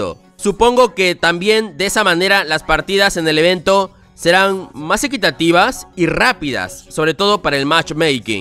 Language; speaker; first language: Spanish; native; Spanish